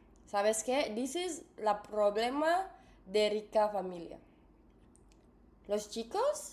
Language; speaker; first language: Spanish; non-native, learner; English